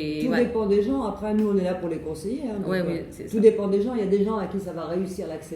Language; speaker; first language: French; native; French